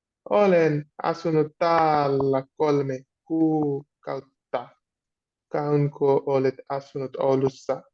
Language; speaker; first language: Finnish; non-native, learner; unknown